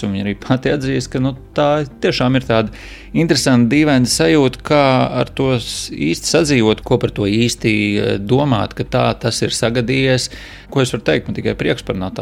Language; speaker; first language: Latvian; native; Latvian